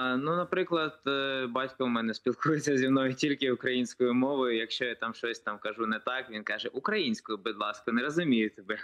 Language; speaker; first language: Ukrainian; non-native, local second language; Russian